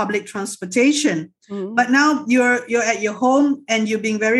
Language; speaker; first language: English; non-native, local second language; Malay